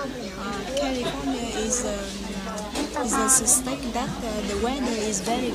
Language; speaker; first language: English; non-native, learner; Vietnamese